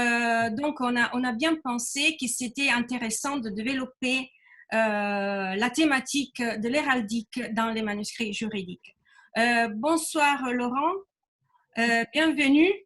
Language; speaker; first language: French; non-native, fluent; Italian